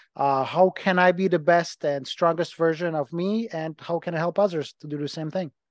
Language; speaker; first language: English; non-native, fluent; Ukrainian